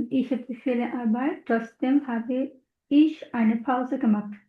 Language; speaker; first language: German; non-native, learner; Bangla